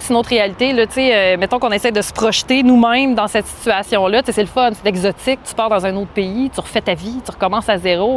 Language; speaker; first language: French; native; French